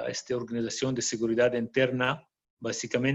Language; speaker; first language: Spanish; non-native, fluent; Arabic